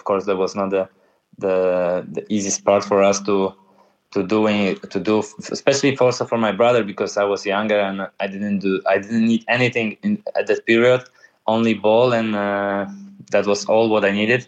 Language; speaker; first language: English; non-native, fluent; Polish